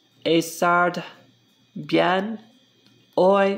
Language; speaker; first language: Spanish; non-native, learner; English